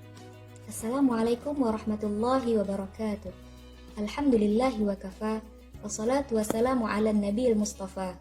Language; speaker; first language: Arabic; non-native, learner; Indonesian